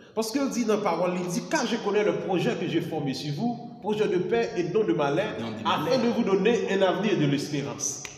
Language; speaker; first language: French; non-native, local second language; Haitian Creole